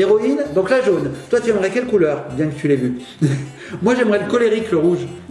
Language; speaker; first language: French; native; French